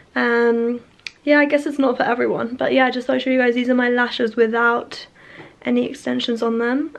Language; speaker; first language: English; native; English